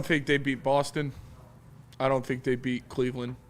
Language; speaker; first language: English; native; English